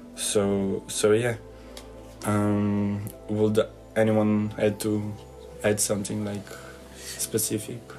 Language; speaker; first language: English; non-native, fluent; Portuguese